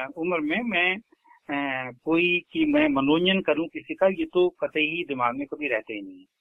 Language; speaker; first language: Hindi; native; Hindi